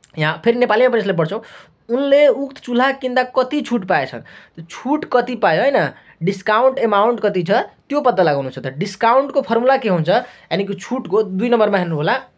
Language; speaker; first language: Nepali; non-native, local second language; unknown